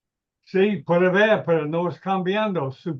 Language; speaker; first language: Spanish; non-native, learner; English